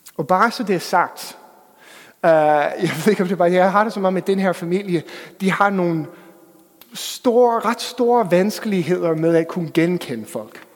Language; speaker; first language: Danish; non-native, fluent; English